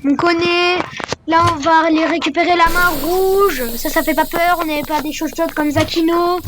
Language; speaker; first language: French; native; French